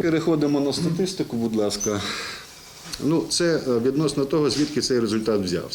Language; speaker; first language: Ukrainian; native; Ukrainian